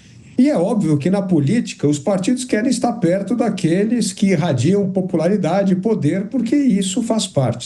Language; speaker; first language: Portuguese; native; Portuguese